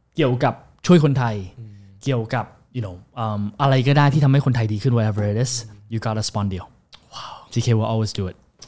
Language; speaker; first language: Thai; non-native, fluent; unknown